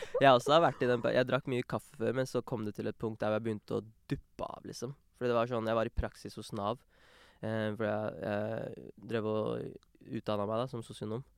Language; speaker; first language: Norwegian; early bilingual, other home language; Urdu